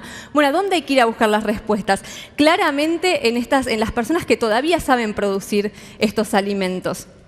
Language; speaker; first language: Spanish; native; Spanish